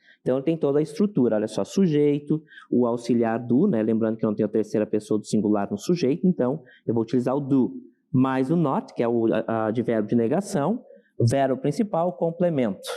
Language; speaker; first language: Portuguese; native; Portuguese